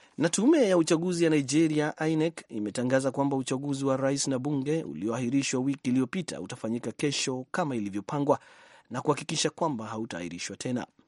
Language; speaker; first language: Swahili; non-native, local second language; Kikuyu